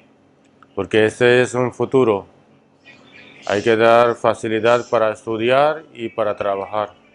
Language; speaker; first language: Spanish; non-native, fluent; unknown